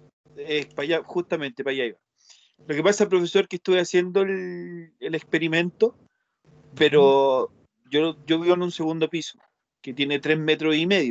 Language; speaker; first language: Spanish; native; Spanish